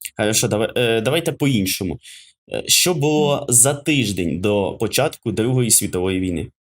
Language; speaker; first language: Ukrainian; native; Ukrainian